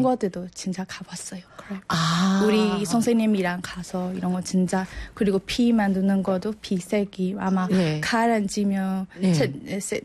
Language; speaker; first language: Korean; non-native, learner; Burmese